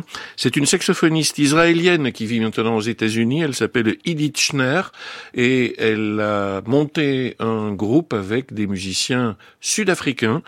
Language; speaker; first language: French; native; French